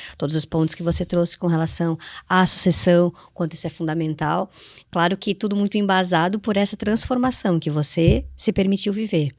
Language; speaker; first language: Portuguese; native; Portuguese